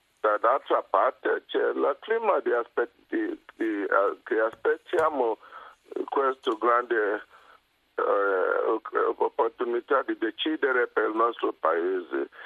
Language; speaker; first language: Italian; non-native, fluent; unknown